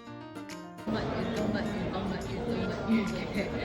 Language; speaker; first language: Cantonese; native; Cantonese